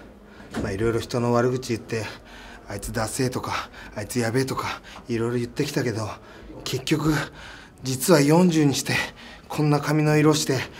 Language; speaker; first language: Japanese; native; Japanese